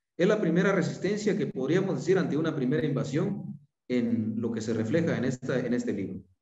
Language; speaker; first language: Spanish; non-native, local second language; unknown